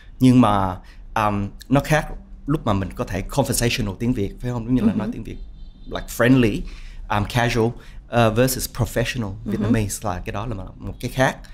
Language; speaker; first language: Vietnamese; early bilingual, heritage; Vietnamese